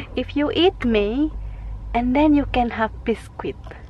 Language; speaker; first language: English; non-native, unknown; Indonesian